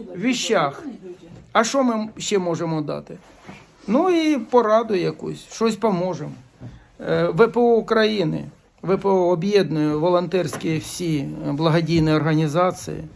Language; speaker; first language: Ukrainian; non-native, local second language; Russian